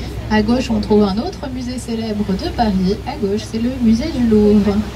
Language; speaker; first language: French; native; French